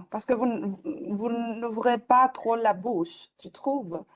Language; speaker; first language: French; non-native, fluent; Greek